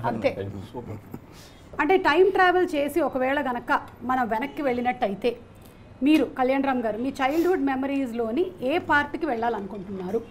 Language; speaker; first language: Telugu; native; Telugu